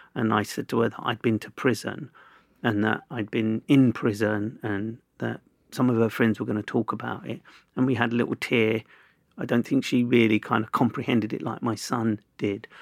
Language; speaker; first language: English; native; English